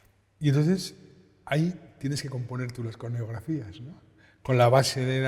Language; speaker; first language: Spanish; native; Spanish